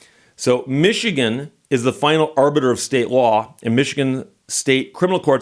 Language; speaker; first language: English; native; English